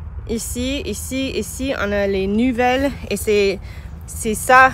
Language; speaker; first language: French; non-native, learner; English